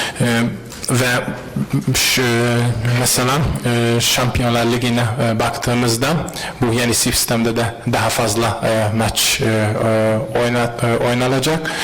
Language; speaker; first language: Turkish; non-native, fluent; Hungarian